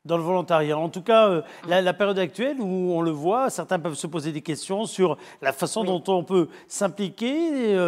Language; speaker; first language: French; native; French